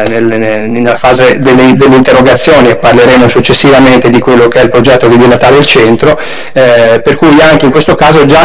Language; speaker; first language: Italian; native; Italian